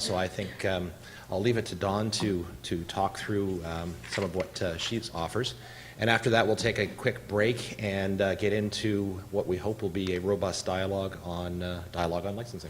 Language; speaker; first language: English; native; English